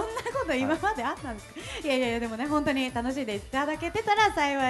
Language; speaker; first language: Japanese; native; Japanese